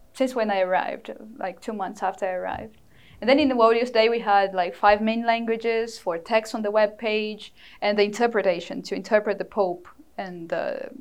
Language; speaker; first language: English; non-native, fluent; Portuguese